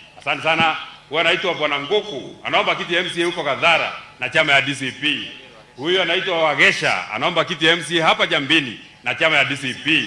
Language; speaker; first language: Swahili; non-native, local second language; Kikuyu